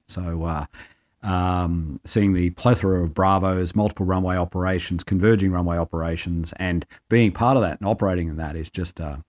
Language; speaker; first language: English; native; English